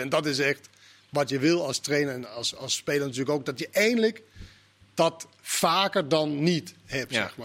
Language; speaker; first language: Dutch; non-native, fluent; Danish